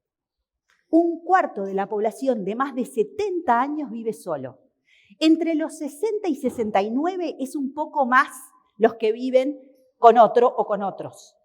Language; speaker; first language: Spanish; native; Spanish